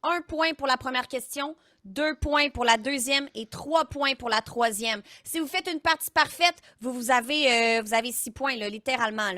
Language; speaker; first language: French; native; French